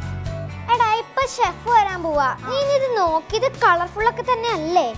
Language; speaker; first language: Malayalam; native; Malayalam